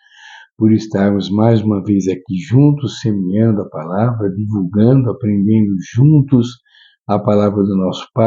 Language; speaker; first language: Portuguese; native; Portuguese